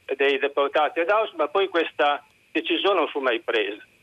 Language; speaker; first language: Italian; native; Italian